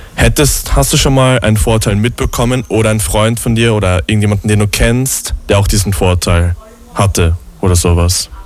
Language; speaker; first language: German; native; German